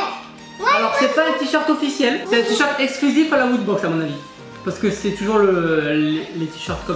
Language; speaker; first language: French; native; French